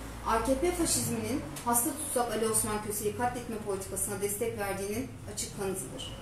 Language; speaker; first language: Turkish; native; Turkish